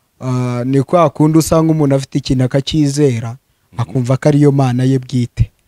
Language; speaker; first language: Kinyarwanda; native; Kinyarwanda